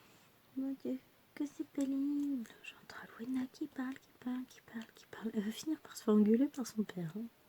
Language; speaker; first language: French; native; French